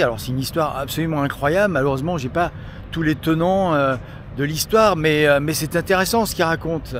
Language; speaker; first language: French; native; French